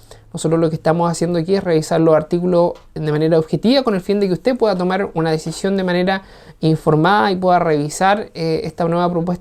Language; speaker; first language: Spanish; native; Spanish